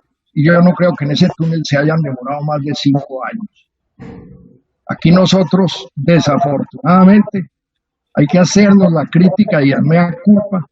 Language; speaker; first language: Spanish; native; Spanish